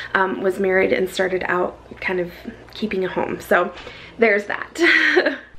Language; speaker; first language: English; native; English